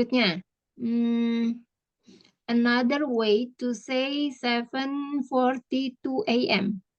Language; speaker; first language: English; non-native, fluent; Indonesian